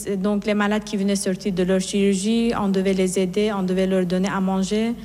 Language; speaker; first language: French; non-native, fluent; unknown